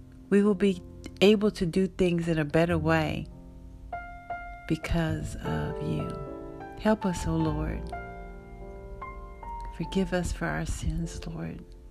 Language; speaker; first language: English; native; English